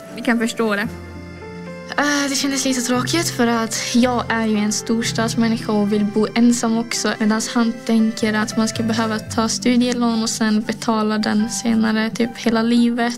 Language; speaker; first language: Swedish; early bilingual, other home language; Azerbaijani